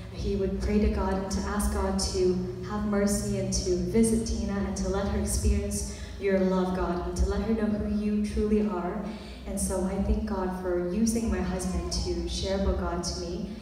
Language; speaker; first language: English; early bilingual, other home language; Vietnamese